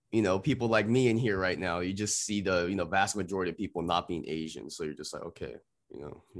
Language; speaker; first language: English; native; English